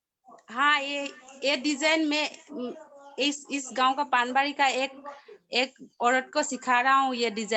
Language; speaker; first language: Hindi; non-native, local second language; Assamese